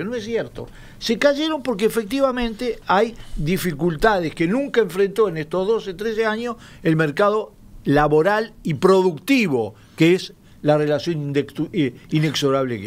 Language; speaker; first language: Spanish; native; Spanish